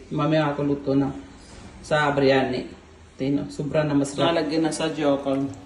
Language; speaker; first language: Filipino; non-native, learner; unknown